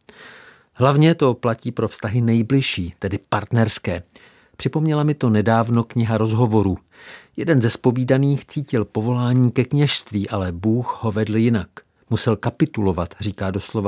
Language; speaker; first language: Czech; native; Czech